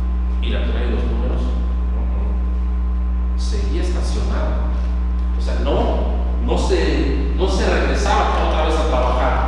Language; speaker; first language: Spanish; native; Spanish